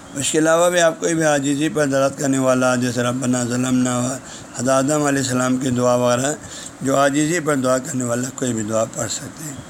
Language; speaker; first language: Urdu; non-native, local second language; Balti